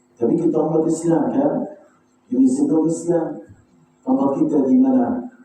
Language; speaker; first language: Malay; non-native, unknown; Arabic